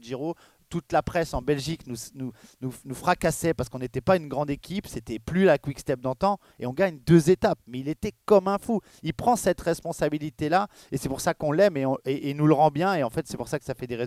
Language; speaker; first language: French; native; French